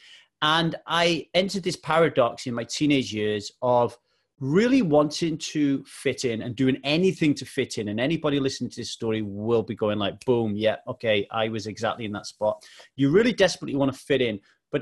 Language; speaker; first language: English; native; English